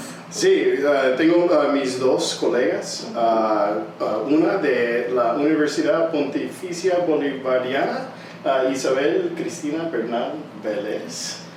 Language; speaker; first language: Spanish; early bilingual, heritage; English